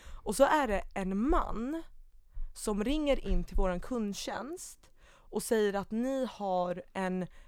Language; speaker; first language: Swedish; early bilingual, other home language; Baluchi